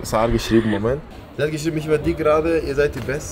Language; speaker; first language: German; early bilingual, other home language; Persian